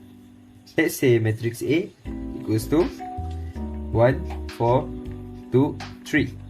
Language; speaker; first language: English; non-native, local second language; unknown